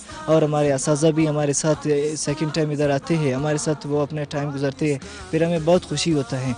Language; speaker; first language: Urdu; non-native, local second language; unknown